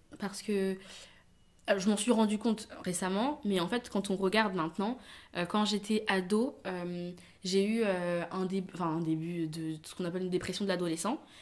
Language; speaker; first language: French; early bilingual, other home language; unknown